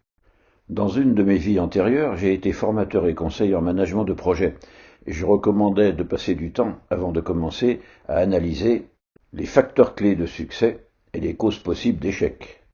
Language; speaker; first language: French; native; French